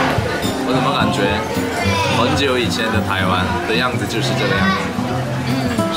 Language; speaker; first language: Chinese; non-native, fluent; Korean